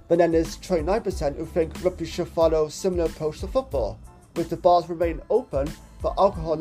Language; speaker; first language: English; native; English